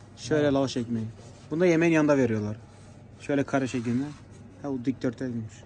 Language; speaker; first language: Turkish; native; Turkish